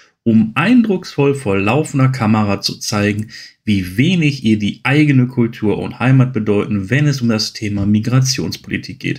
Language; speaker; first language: German; native; German